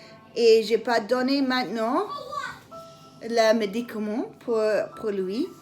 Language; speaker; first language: French; non-native, learner; English